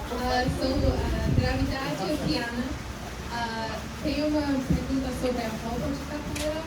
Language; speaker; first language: Portuguese; non-native, learner; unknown